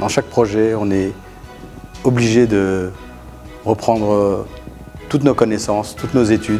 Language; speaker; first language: French; early bilingual, other home language; Arabic